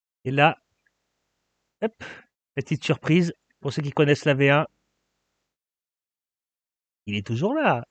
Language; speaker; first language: French; native; French